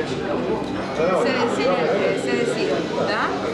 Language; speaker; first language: Spanish; native; Spanish